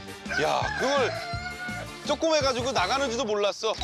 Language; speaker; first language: Korean; native; Korean